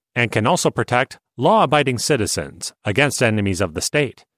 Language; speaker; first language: English; non-native, fluent; Hungarian